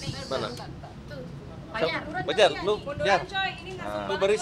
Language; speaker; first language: Indonesian; native; Indonesian